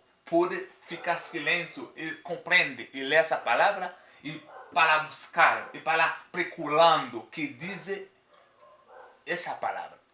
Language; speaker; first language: Portuguese; non-native, learner; Haitian Creole